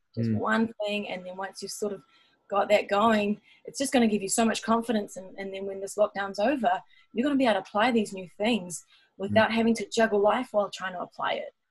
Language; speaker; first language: English; native; English